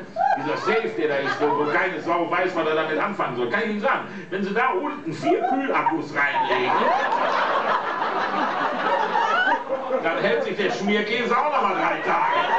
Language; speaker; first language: German; native; German